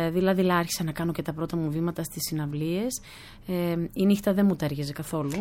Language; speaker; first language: Greek; early bilingual, other home language; German